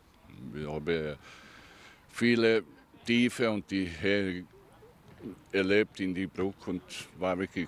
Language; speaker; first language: German; non-native, learner; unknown